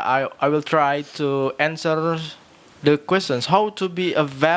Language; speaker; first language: English; non-native, learner; Indonesian